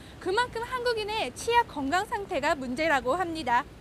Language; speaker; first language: Korean; native; Korean